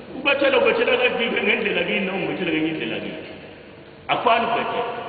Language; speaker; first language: Zulu; native; Zulu